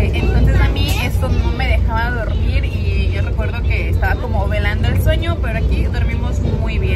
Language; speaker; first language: Spanish; native; Spanish